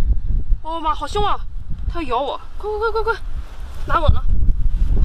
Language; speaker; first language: Chinese; native; Chinese